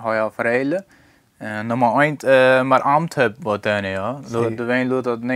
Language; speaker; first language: German; non-native, local second language; Plautdietsch